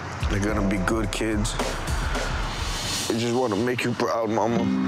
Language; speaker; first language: English; early bilingual, other home language; Spanish